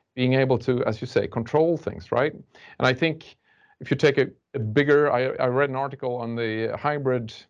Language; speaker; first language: English; non-native, fluent; Swedish